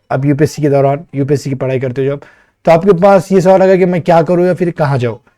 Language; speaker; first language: Hindi; native; Hindi